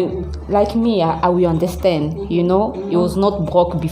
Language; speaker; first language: English; non-native, learner; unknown